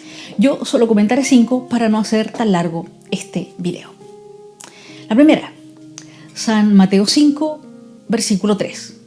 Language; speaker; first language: Spanish; native; Spanish